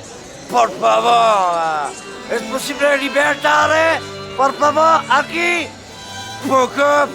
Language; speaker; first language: Spanish; non-native, learner; French